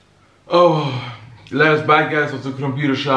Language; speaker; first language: English; non-native, learner; Bosnian